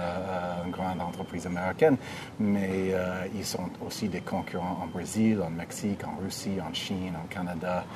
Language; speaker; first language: French; non-native, fluent; English